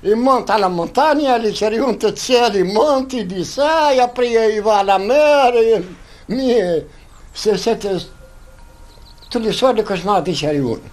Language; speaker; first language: French; non-native, learner; Arabic